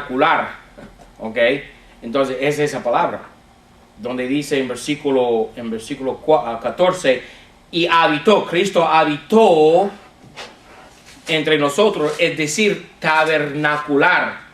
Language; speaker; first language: Spanish; non-native, fluent; English